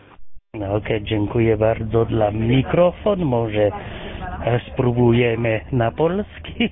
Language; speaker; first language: Polish; non-native, learner; French